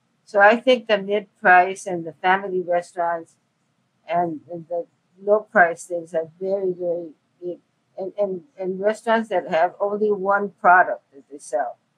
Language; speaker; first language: English; early bilingual, other home language; Spanish